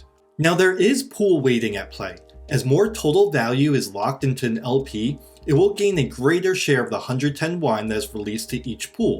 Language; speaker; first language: English; native; English